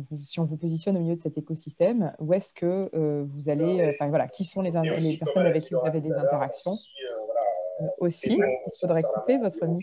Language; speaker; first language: French; native; French